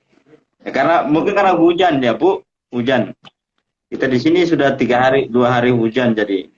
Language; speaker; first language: Indonesian; native; Indonesian